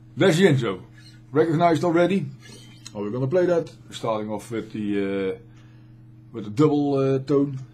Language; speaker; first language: English; non-native, fluent; Dutch